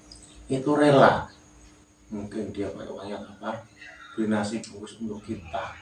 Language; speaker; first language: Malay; non-native, local second language; Javanese